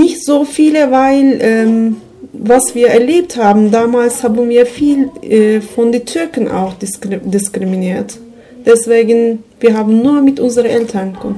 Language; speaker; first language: German; non-native, learner; Turkish